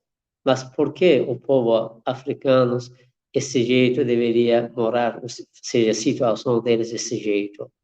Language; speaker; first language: Portuguese; non-native, fluent; Persian